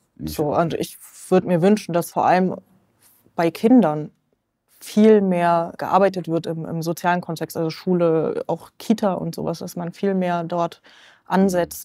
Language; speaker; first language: German; native; German